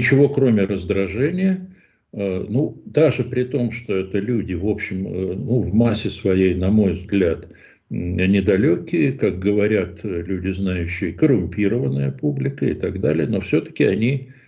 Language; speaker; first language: Russian; native; Russian